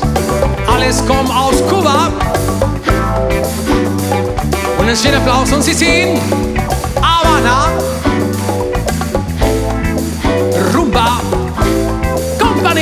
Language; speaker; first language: German; non-native, learner; Spanish